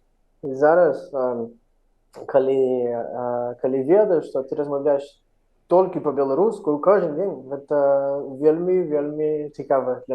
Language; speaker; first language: Ukrainian; non-native, learner; Portuguese